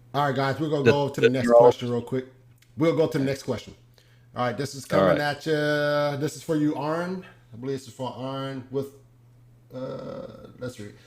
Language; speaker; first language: English; native; English